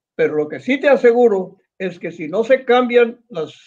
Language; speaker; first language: Spanish; native; Spanish